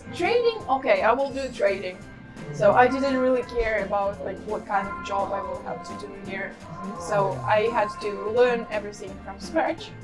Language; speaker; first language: English; non-native, fluent; Ukrainian